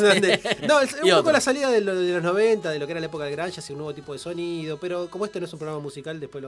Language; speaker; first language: Spanish; native; Spanish